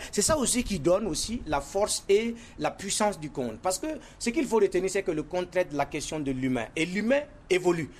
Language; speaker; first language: French; non-native, local second language; Mossi